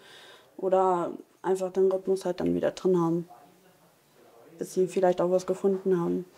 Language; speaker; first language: German; native; German